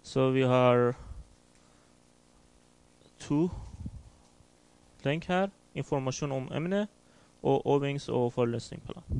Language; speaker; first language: Norwegian; non-native, learner; Persian